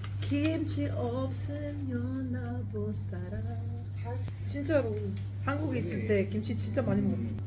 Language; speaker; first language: Korean; non-native, learner; Arabic